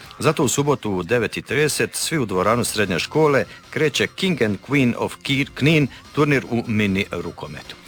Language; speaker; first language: Serbian; native; Serbian